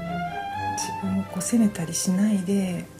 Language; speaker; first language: Japanese; native; Japanese